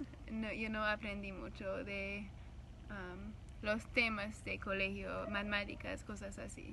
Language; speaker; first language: Spanish; non-native, learner; English